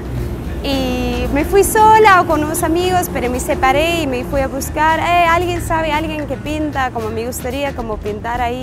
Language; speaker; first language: Spanish; non-native, fluent; English